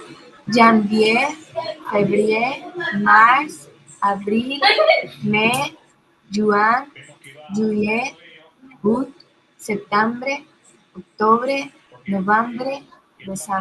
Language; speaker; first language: French; non-native, learner; Spanish